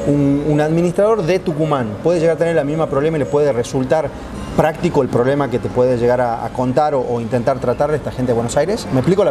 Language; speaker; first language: Spanish; native; Spanish